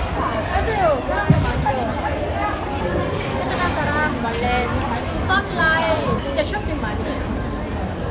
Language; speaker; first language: Korean; non-native, learner; Vietnamese